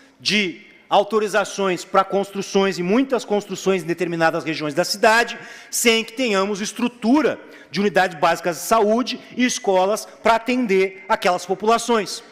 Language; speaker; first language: Portuguese; native; Portuguese